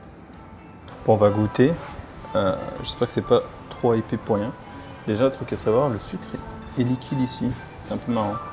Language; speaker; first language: French; native; French